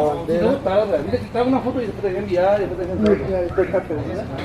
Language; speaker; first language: Spanish; native; Spanish